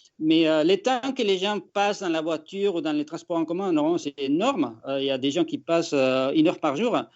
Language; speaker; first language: French; non-native, fluent; Spanish